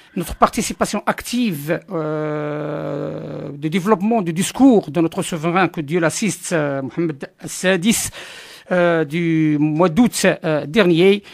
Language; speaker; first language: French; non-native, local second language; Arabic